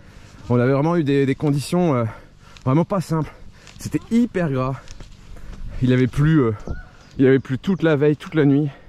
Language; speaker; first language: French; native; French